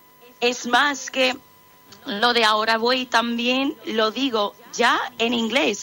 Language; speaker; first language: Spanish; non-native, fluent; English